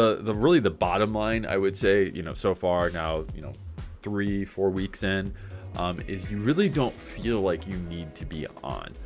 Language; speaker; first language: English; native; English